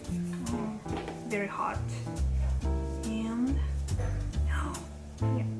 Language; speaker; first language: English; non-native, learner; Japanese